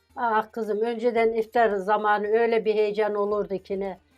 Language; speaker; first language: Turkish; native; Turkish